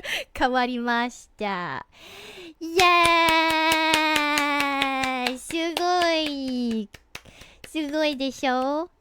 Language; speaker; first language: Japanese; non-native, learner; English